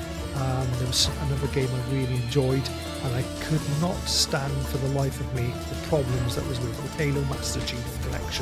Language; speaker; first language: English; native; English